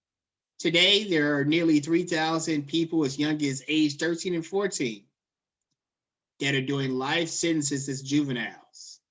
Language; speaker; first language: English; native; English